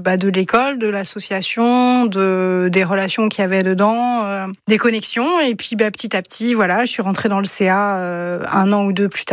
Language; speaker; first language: French; native; French